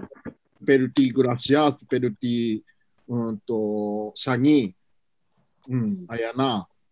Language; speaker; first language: Indonesian; non-native, learner; Japanese